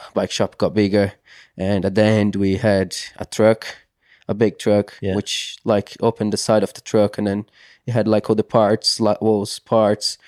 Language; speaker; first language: English; non-native, fluent; Portuguese